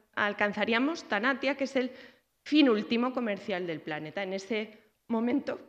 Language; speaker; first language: Spanish; native; Spanish